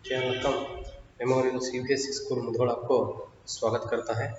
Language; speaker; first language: Hindi; non-native, local second language; Kannada